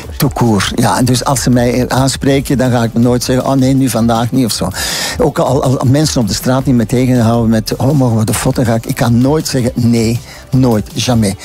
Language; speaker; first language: Dutch; native; Dutch